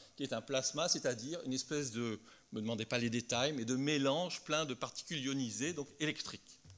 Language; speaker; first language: French; native; French